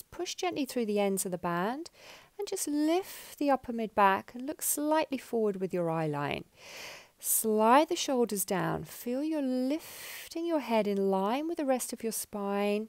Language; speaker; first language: English; native; English